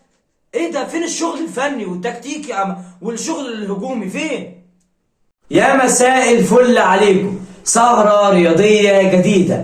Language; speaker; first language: Arabic; native; Arabic